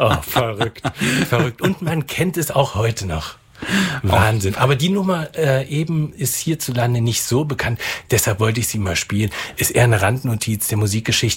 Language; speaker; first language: German; native; German